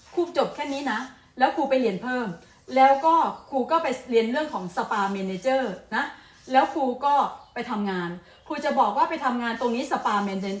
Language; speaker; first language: Thai; native; Thai